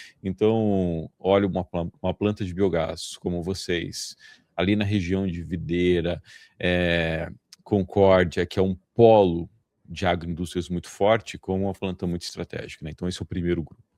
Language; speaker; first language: Portuguese; native; Portuguese